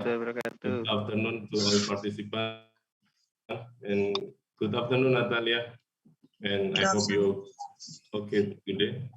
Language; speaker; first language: English; non-native, learner; Indonesian